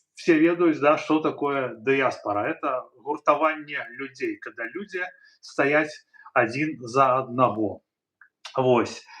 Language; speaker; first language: Belarusian; non-native, local second language; Russian